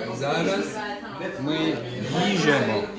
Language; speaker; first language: Ukrainian; non-native, learner; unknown